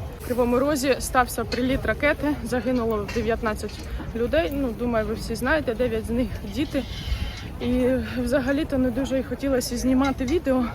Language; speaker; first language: Ukrainian; native; Ukrainian